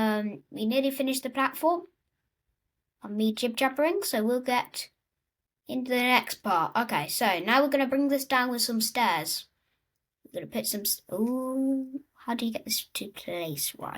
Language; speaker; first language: English; native; English